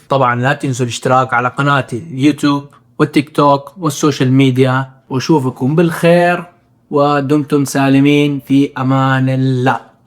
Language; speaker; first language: Arabic; native; Arabic